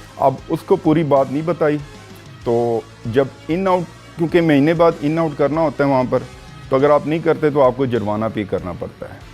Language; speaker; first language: Urdu; non-native, local second language; Punjabi